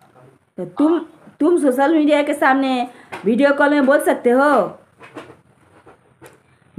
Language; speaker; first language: Hindi; non-native, local second language; Bangla